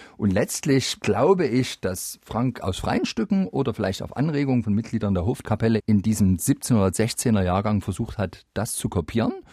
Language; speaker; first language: German; native; German